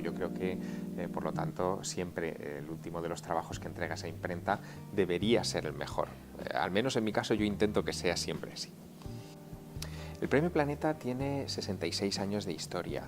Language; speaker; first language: Spanish; native; Spanish